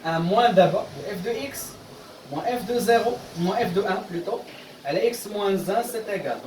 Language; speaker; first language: French; non-native, local second language; Arabic